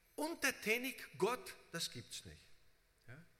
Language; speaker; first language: German; early bilingual, heritage; Portuguese